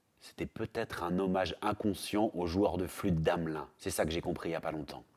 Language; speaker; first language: French; native; French